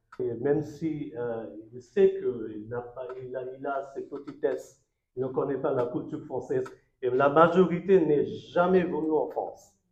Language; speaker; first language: French; non-native, fluent; Bangla